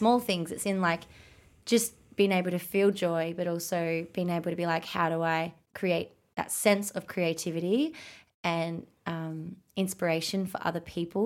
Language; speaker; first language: English; native; English